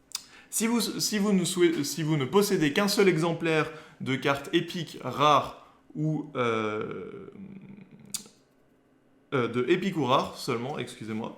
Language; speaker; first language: French; native; French